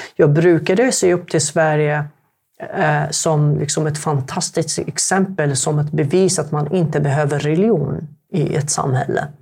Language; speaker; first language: Swedish; non-native, fluent; Arabic